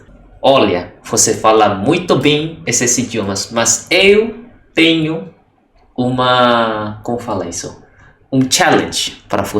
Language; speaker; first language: Portuguese; non-native, learner; Indonesian